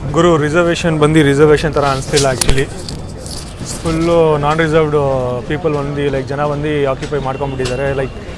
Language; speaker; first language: Kannada; non-native, local second language; Hindi